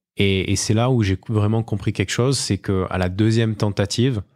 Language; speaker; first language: French; native; French